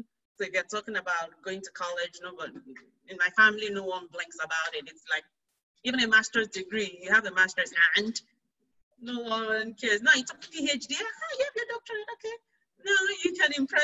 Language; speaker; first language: English; non-native, local second language; Yoruba